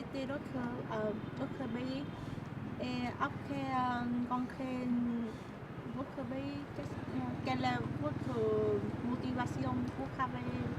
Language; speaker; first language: French; non-native, learner; Vietnamese